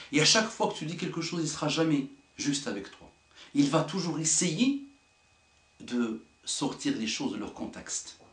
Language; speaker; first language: French; non-native, local second language; Arabic